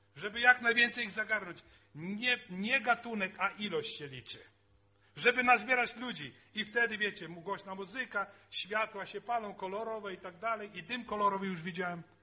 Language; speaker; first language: Polish; native; Polish